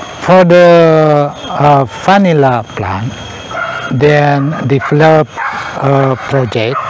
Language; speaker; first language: English; non-native, learner; Indonesian